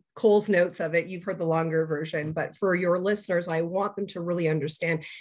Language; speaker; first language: English; native; English